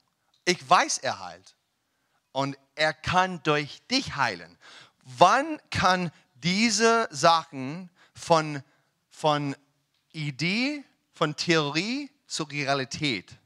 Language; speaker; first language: German; non-native, learner; English